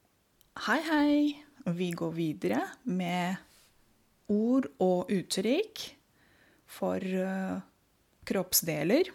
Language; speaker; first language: Norwegian; non-native, fluent; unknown